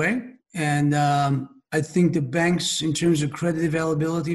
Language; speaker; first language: English; non-native, fluent; Persian